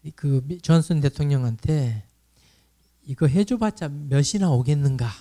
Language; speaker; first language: Korean; native; Korean